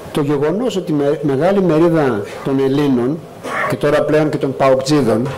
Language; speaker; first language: Greek; early bilingual, other home language; English